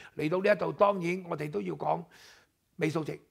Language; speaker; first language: Cantonese; native; Cantonese